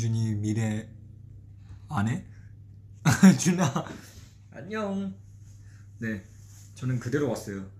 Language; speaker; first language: Korean; non-native, fluent; Chinese